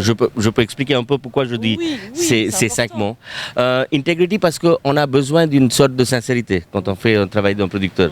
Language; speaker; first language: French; non-native, fluent; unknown